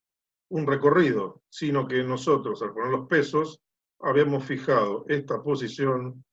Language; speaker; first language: Spanish; native; Spanish